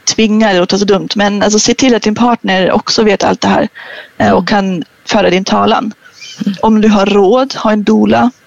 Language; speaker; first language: Swedish; non-native, fluent; German